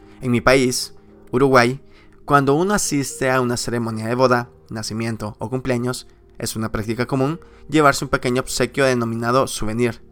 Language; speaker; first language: Spanish; native; Spanish